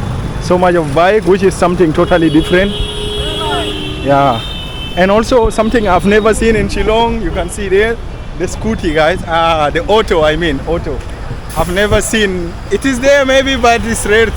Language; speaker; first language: English; non-native, fluent; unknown